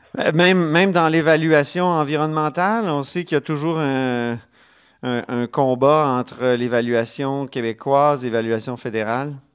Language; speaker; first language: French; native; French